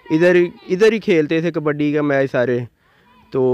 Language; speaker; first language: Urdu; native; Urdu